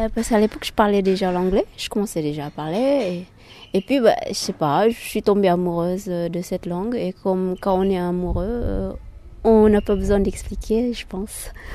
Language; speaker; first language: French; non-native, fluent; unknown